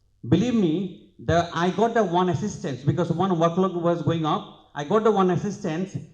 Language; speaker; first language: English; non-native, local second language; Bangla